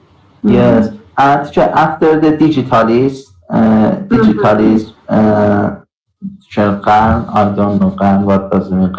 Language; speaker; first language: English; non-native, learner; Persian